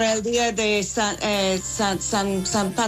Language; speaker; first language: Spanish; non-native, fluent; English